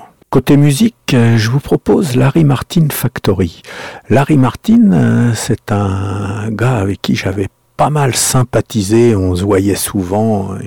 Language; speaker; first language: French; native; French